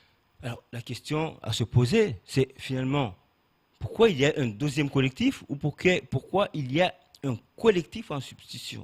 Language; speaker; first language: French; native; French